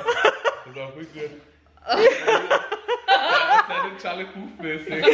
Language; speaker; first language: German; native; German